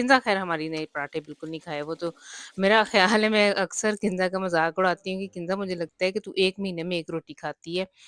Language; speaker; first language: Urdu; non-native, local second language; Punjabi